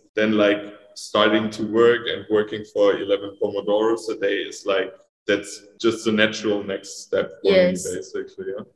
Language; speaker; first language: English; non-native, fluent; German